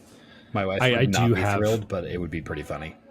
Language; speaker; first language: English; native; English